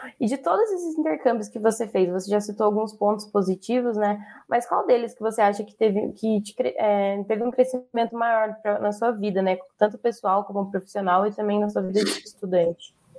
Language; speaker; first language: Portuguese; native; Portuguese